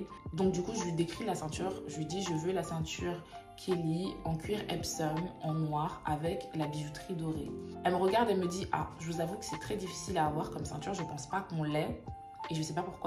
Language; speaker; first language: French; native; French